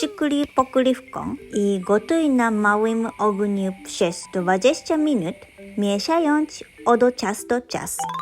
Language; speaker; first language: Polish; non-native, learner; Japanese